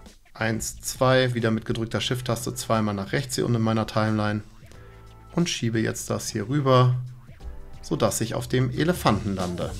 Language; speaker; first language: German; native; German